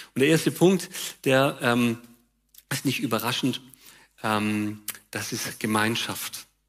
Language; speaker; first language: German; native; German